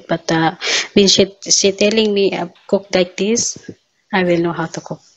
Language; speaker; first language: English; non-native, learner; Filipino